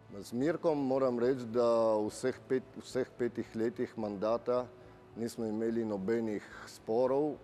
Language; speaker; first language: Slovenian; native; Slovenian